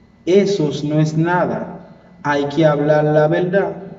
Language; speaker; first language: Spanish; non-native, fluent; Haitian Creole